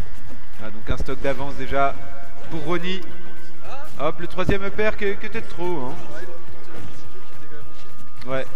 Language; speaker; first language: French; native; French